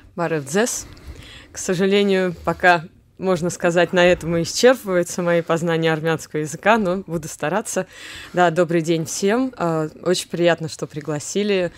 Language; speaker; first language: Russian; native; Russian